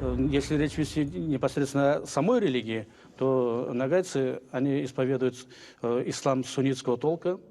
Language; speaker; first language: Russian; non-native, local second language; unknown